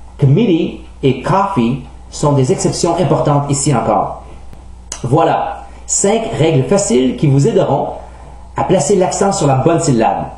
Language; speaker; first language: French; native; French